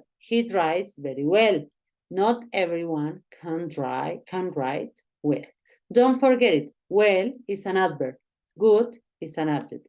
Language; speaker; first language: English; non-native, learner; Spanish